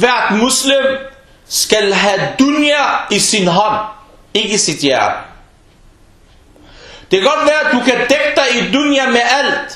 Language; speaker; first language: Danish; early bilingual, other home language; Arabic